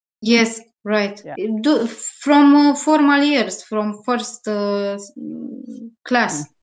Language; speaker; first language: English; non-native, learner; Romanian